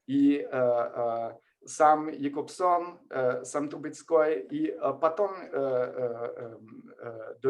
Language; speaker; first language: Russian; non-native, fluent; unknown